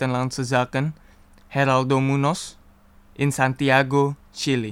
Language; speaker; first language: Dutch; non-native, fluent; Indonesian